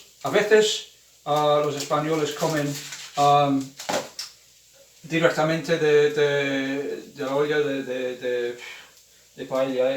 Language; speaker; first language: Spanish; non-native, fluent; English